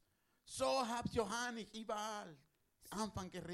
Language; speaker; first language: German; non-native, learner; Spanish